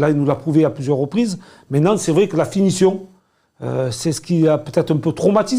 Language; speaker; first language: French; native; French